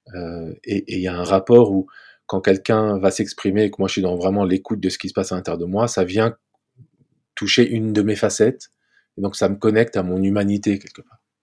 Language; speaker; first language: French; native; French